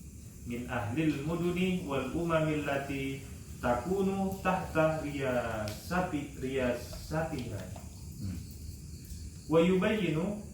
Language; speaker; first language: Arabic; non-native, learner; Indonesian